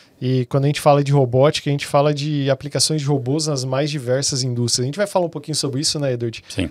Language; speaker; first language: Portuguese; native; Portuguese